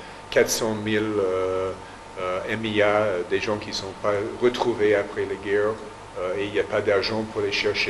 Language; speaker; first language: French; non-native, fluent; English